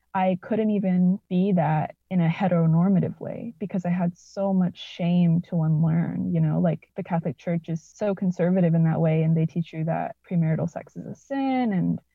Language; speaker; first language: English; native; English